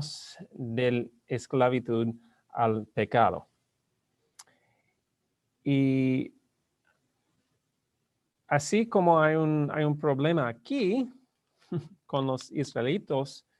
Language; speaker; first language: Spanish; non-native, learner; English